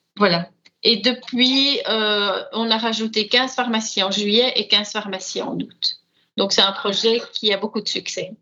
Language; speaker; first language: French; native; French